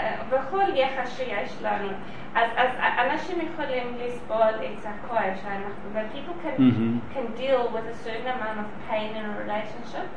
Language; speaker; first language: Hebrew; non-native, learner; English